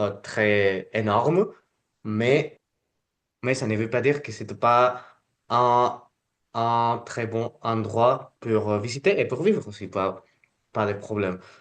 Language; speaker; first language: French; non-native, fluent; Spanish